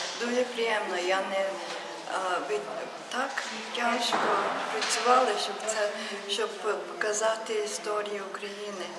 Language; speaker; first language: Ukrainian; early bilingual, heritage; English